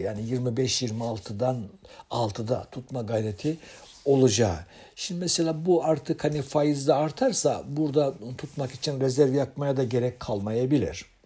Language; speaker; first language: Turkish; native; Turkish